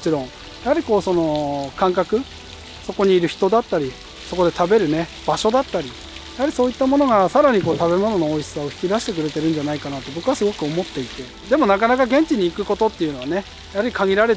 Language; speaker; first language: Japanese; native; Japanese